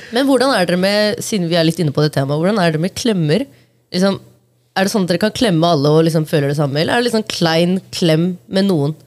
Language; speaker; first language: Norwegian; early bilingual, other home language; Punjabi